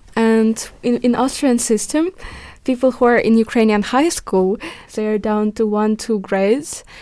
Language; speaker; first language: English; early bilingual, other home language; Ukrainian